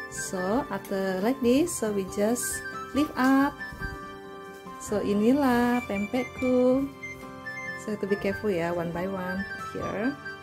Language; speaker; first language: English; non-native, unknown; Indonesian